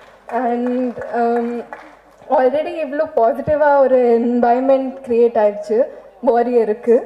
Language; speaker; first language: Tamil; non-native, fluent; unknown